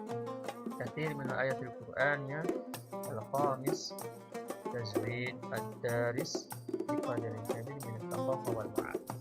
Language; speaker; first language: Arabic; non-native, fluent; Indonesian